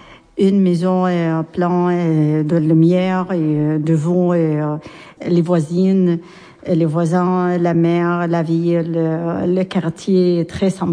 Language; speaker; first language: French; non-native, learner; Arabic